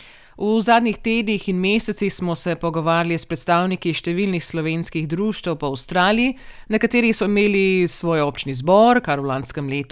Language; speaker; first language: Slovenian; native; Slovenian